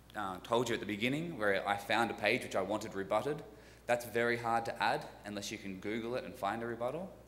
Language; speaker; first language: English; native; English